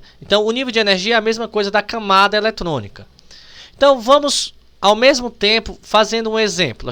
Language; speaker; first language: Portuguese; native; Portuguese